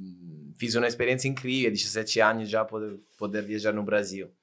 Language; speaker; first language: Portuguese; non-native, fluent; Italian